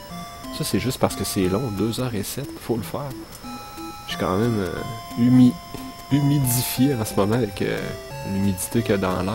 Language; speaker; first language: French; native; French